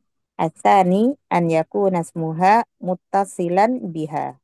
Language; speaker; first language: Arabic; non-native, learner; Indonesian